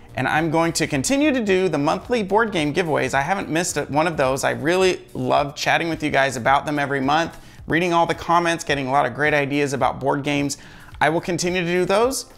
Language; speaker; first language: English; native; English